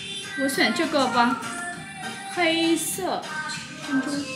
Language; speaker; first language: Chinese; non-native, fluent; Vietnamese